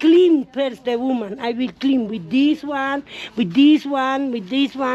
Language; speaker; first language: English; non-native, learner; Spanish